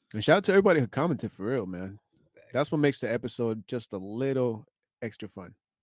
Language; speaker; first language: English; early bilingual, other home language; Spanish